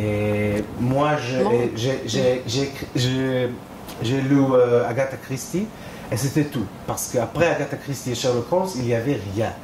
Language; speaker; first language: French; non-native, fluent; Hebrew